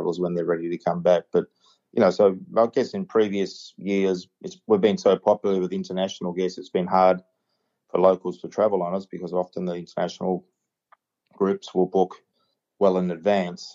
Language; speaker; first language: English; native; English